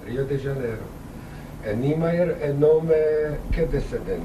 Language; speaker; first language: Portuguese; non-native, learner; Czech